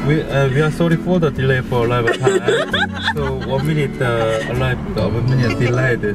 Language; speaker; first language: English; non-native, learner; Korean